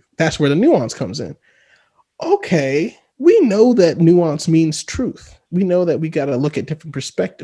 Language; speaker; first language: English; native; English